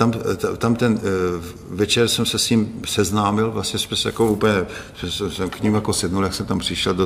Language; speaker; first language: Czech; non-native, fluent; Hungarian